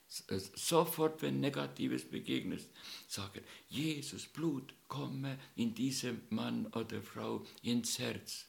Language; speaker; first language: German; non-native, learner; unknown